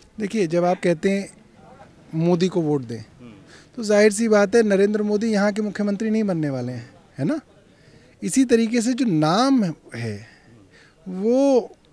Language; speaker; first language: Hindi; native; Hindi